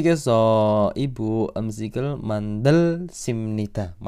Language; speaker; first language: Korean; non-native, fluent; Indonesian